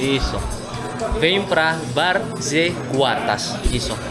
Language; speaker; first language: Portuguese; non-native, learner; Indonesian